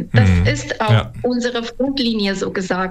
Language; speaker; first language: German; non-native, fluent; Ukrainian